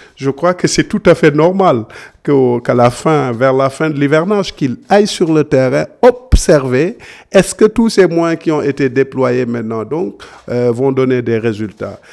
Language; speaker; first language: French; non-native, local second language; Serer